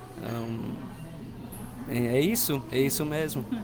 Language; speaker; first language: Portuguese; non-native, learner; English